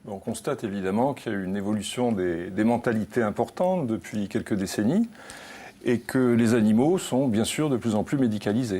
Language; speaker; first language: French; native; French